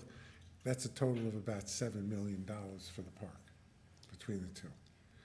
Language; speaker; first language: English; native; English